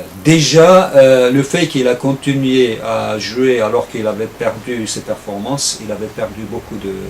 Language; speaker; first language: French; non-native, fluent; Turkish